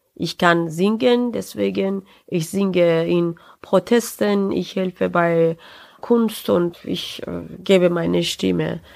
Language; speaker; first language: German; non-native, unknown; Persian